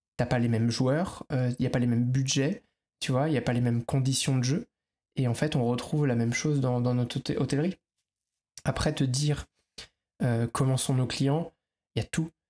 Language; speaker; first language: French; native; French